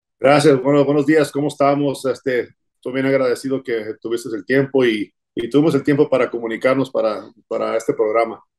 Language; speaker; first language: Spanish; early bilingual, heritage; Spanish